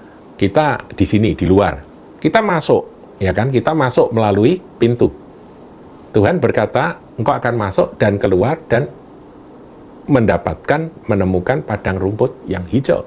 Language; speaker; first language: Indonesian; native; Indonesian